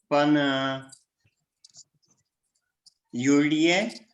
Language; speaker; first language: Romanian; non-native, learner; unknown